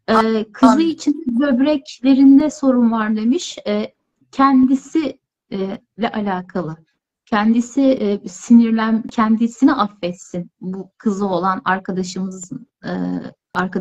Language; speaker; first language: Turkish; native; Turkish